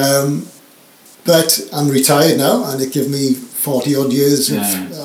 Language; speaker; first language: English; native; English